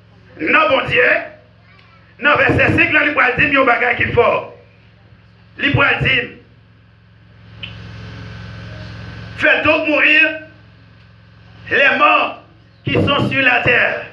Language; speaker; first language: French; non-native, local second language; Haitian Creole